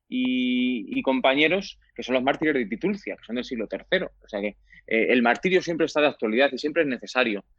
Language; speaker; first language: Spanish; native; Spanish